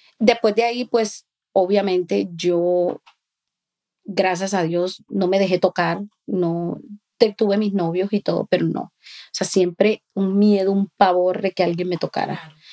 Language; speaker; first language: Spanish; native; Spanish